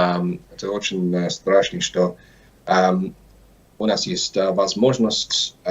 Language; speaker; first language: Russian; non-native, learner; English